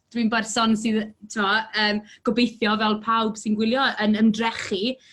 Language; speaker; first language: Welsh; native; Welsh